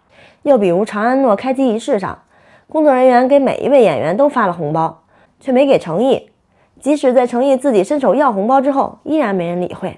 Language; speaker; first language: Chinese; native; Chinese